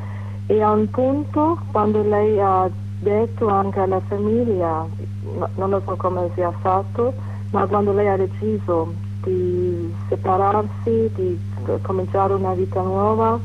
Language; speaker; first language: Italian; non-native, fluent; German